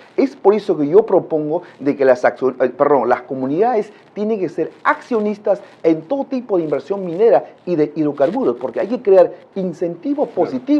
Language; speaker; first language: Spanish; non-native, local second language; Shipibo-Conibo